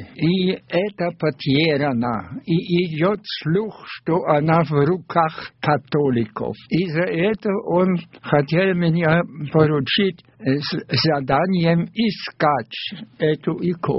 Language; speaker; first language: Russian; non-native, fluent; German